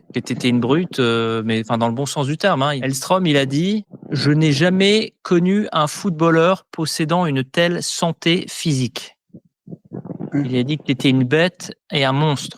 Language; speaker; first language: French; native; French